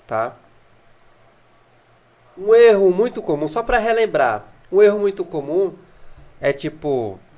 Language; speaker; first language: Portuguese; native; Portuguese